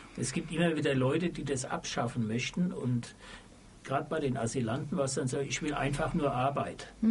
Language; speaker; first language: German; native; German